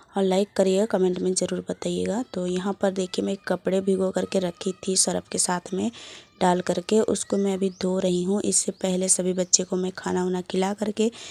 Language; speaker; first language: Hindi; native; Hindi